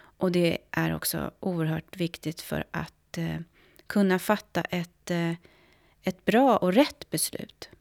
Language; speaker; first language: Swedish; native; Swedish